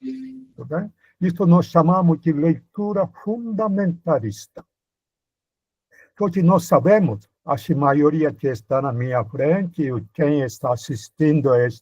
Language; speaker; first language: Portuguese; non-native, fluent; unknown